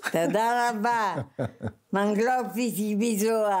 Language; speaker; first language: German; non-native, fluent; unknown